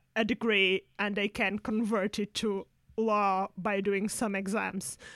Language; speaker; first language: English; non-native, fluent; Spanish